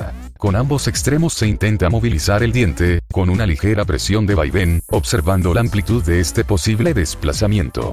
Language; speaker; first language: Spanish; native; Spanish